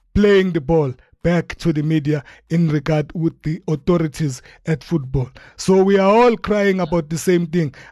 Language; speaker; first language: English; non-native, local second language; Zulu